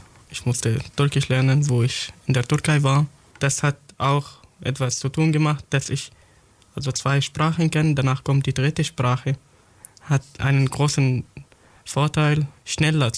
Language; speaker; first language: German; non-native, fluent; Arabic